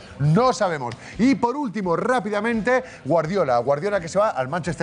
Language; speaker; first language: Spanish; native; Spanish